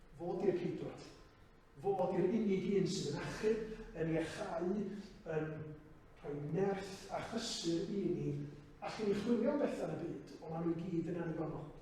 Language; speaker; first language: Welsh; native; Welsh